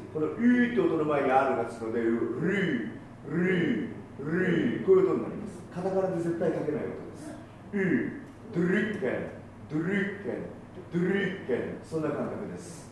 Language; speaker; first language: Japanese; native; Japanese